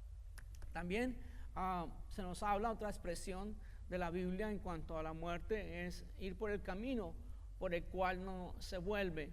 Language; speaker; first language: Spanish; native; Spanish